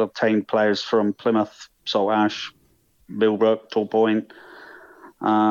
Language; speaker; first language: English; native; English